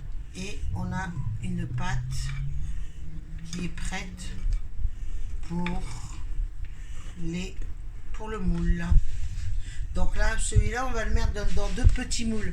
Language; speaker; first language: French; native; French